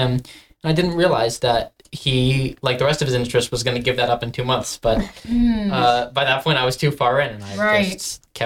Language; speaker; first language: English; native; English